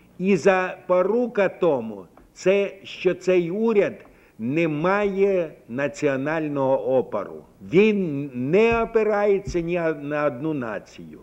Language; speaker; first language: Ukrainian; native; Ukrainian